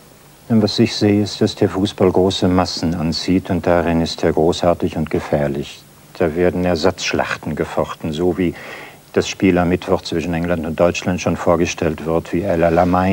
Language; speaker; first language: German; native; German